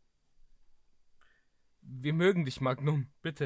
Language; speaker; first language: German; early bilingual, other home language; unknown